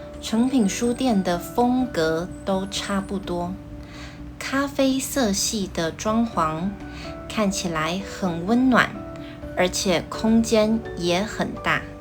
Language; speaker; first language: Chinese; native; Chinese